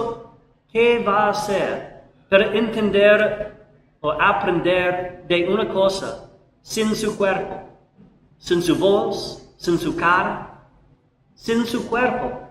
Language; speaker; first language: Spanish; non-native, learner; English